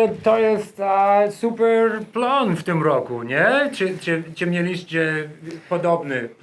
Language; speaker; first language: Polish; non-native, learner; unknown